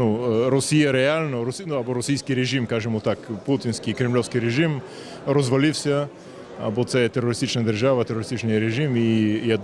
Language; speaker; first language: Ukrainian; non-native, fluent; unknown